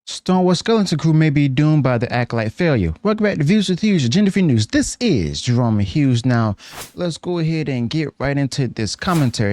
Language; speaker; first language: English; native; English